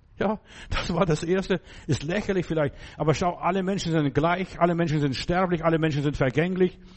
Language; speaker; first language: German; non-native, fluent; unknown